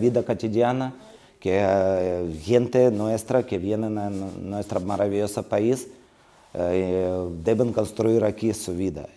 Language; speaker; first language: Spanish; non-native, learner; Russian